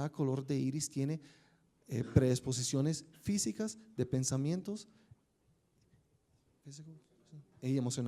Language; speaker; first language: Spanish; native; Spanish